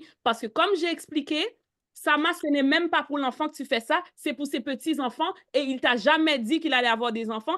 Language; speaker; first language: French; native; French